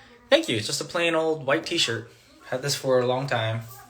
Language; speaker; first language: English; native; English